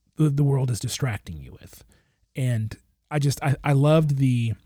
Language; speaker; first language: English; native; English